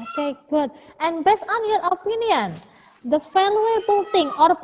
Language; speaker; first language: English; non-native, fluent; Indonesian